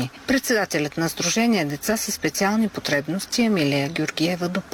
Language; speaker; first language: Bulgarian; native; Bulgarian